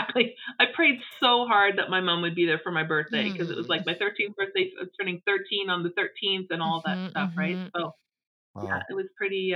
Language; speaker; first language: English; native; English